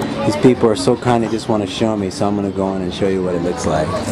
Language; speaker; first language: English; native; English